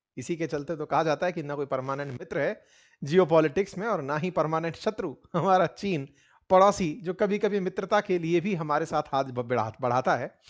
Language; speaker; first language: Hindi; native; Hindi